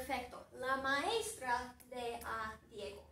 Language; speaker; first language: Spanish; non-native, fluent; English